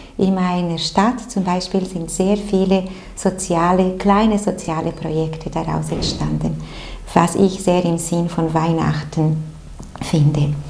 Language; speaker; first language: German; non-native, fluent; Portuguese